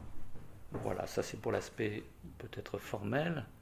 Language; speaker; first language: French; native; French